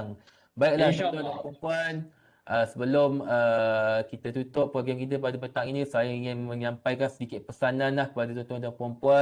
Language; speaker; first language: Malay; native; Malay